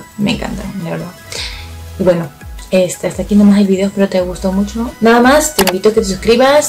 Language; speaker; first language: Spanish; native; Spanish